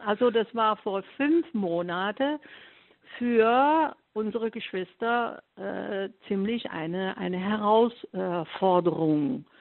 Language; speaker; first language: German; non-native, fluent; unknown